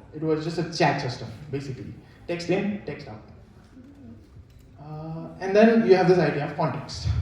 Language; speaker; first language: English; non-native, local second language; Nepali